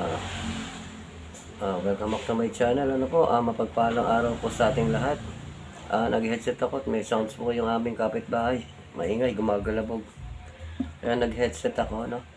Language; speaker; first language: Filipino; native; Filipino